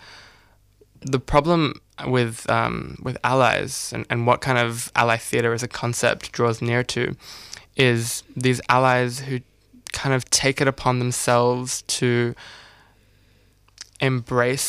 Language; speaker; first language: English; native; English